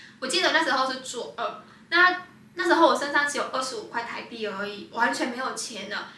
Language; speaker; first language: Chinese; non-native, fluent; Vietnamese